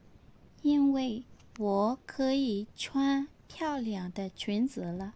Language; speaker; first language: Chinese; non-native, learner; Burmese